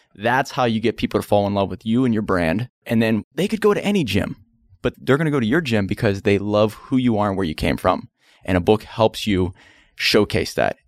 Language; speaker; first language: English; native; English